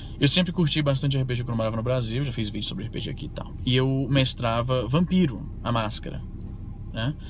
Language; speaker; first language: Portuguese; native; Portuguese